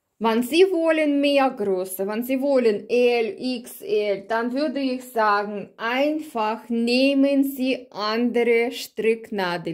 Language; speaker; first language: German; non-native, learner; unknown